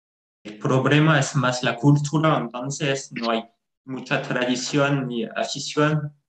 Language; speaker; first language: Spanish; non-native, fluent; French